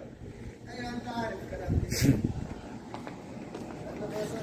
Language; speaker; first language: Arabic; non-native, learner; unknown